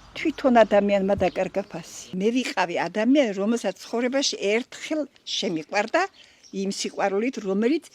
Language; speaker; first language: Georgian; native; Georgian